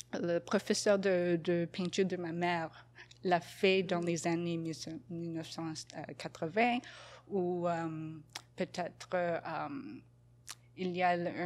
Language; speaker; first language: French; non-native, local second language; English